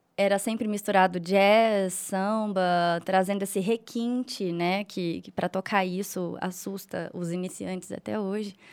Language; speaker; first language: Portuguese; native; Portuguese